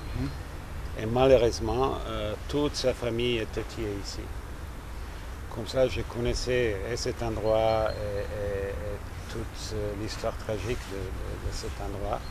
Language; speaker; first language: French; non-native, fluent; Serbian